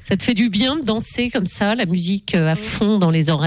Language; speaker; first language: French; native; French